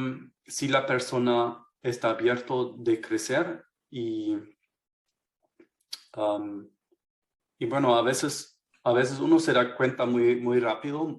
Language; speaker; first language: Spanish; non-native, fluent; German